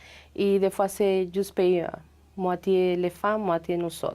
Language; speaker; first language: French; non-native, fluent; Spanish